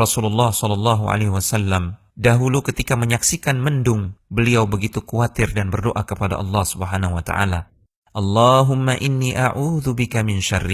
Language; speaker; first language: Indonesian; native; Indonesian